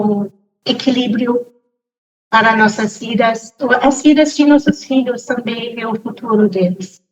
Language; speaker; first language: Portuguese; non-native, fluent; English